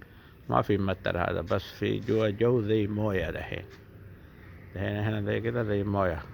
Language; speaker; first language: Arabic; non-native, learner; Urdu